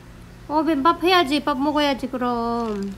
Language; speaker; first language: Korean; non-native, learner; Filipino